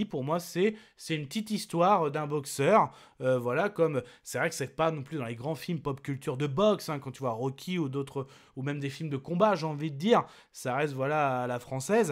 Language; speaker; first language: French; native; French